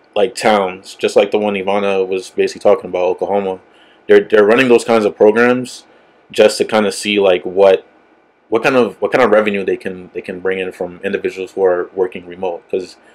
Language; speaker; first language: English; native; English